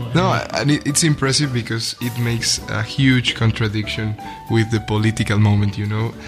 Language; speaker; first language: English; non-native, fluent; Spanish